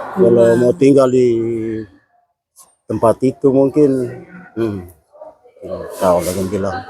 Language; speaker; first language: Indonesian; non-native, local second language; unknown